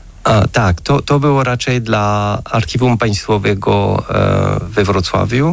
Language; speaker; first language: Polish; non-native, fluent; French